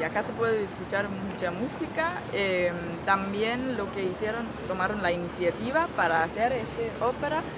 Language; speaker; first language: Spanish; non-native, fluent; Danish